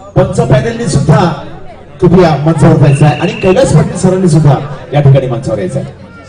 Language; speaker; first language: Marathi; native; Marathi